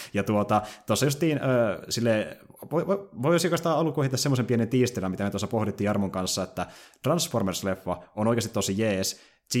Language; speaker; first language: Finnish; native; Finnish